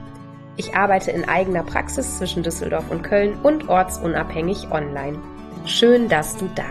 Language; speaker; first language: German; native; German